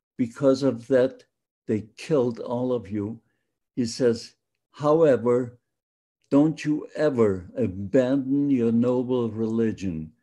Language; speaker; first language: English; non-native, fluent; Polish